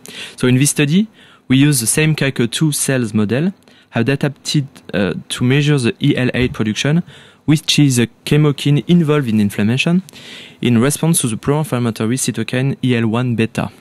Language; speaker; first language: English; non-native, fluent; French